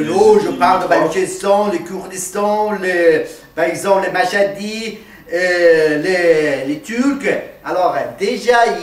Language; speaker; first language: French; non-native, fluent; Persian